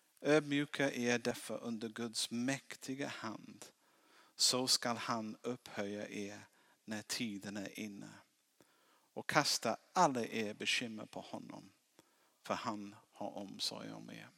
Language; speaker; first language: Swedish; non-native, fluent; English